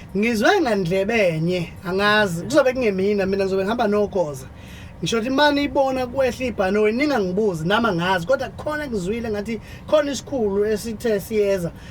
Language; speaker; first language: Zulu; native; Zulu